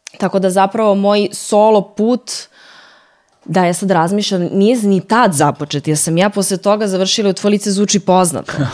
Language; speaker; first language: Serbian; early bilingual, heritage; Serbian